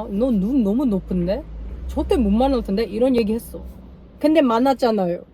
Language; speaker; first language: Korean; non-native, learner; English